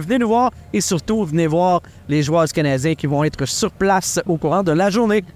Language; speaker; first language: French; native; French